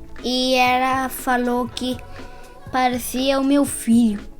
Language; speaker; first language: Portuguese; early bilingual, heritage; Portuguese